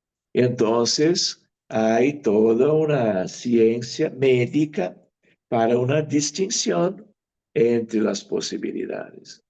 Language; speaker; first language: Spanish; non-native, fluent; Portuguese